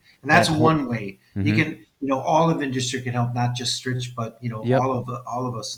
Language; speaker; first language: English; native; English